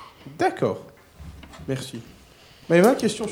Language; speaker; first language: French; native; French